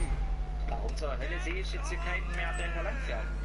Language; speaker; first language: German; native; German